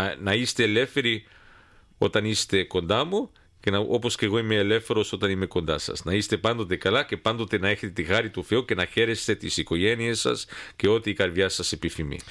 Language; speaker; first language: Greek; early bilingual, heritage; Greek